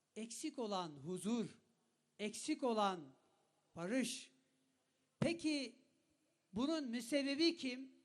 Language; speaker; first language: Turkish; non-native, local second language; Kurdish